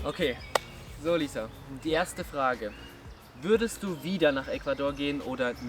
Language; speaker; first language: German; native; German